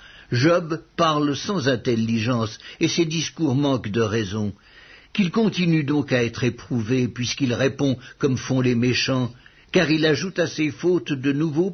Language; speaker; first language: French; native; French